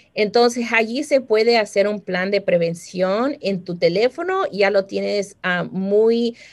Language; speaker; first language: Spanish; early bilingual, heritage; Spanish